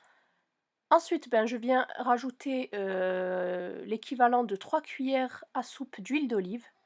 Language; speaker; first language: French; native; French